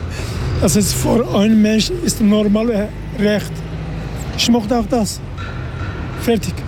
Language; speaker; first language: German; non-native, learner; Persian